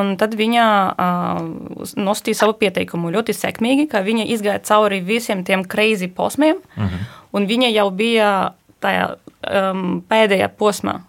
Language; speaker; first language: Latvian; non-native, fluent; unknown